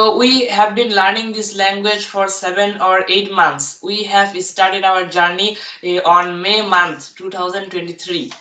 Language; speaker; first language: English; non-native, learner; Bangla